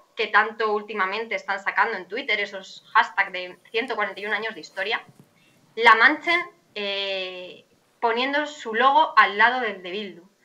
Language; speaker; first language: Spanish; native; Spanish